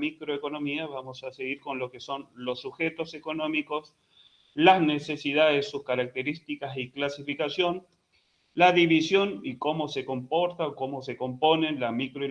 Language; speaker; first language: Spanish; native; Spanish